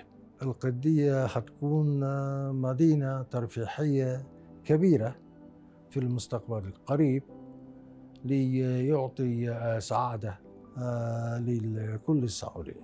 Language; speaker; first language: Arabic; non-native, fluent; Japanese